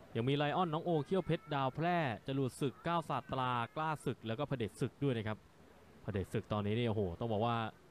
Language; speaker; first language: Thai; native; Thai